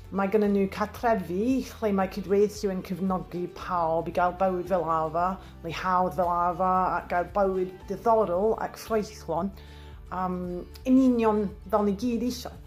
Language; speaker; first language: Welsh; non-native, learner; English